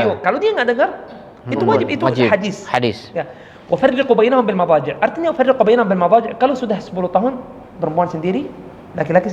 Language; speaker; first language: Indonesian; non-native, learner; Arabic